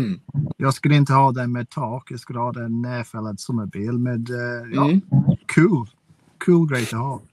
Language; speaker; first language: Swedish; non-native, fluent; English